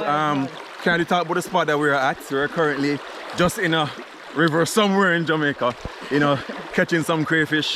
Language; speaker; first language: English; native; English